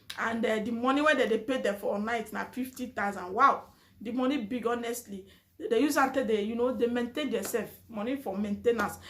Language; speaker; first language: Nigerian Pidgin; native; Nigerian Pidgin